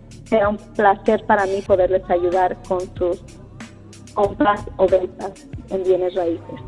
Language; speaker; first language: Spanish; early bilingual, heritage; Spanish